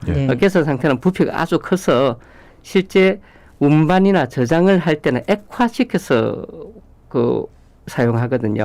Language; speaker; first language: Korean; native; Korean